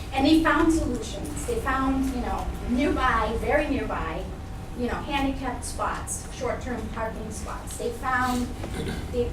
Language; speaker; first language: English; non-native, fluent; German